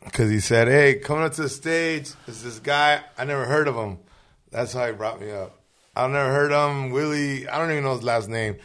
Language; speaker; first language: English; early bilingual, other home language; Spanish